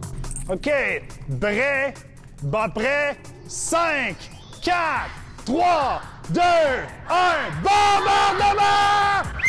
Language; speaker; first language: French; native; French